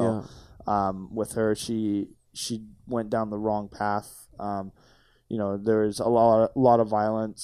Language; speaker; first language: English; native; English